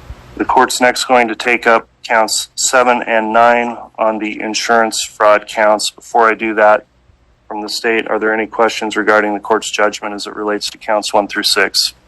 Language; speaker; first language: English; native; English